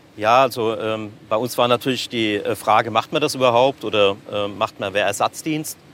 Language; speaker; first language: German; native; German